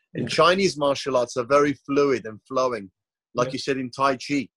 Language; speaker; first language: English; non-native, fluent; Croatian